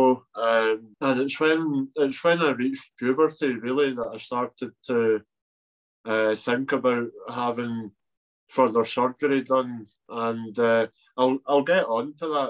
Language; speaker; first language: English; native; English